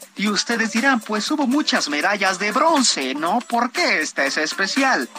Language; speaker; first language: Spanish; native; Spanish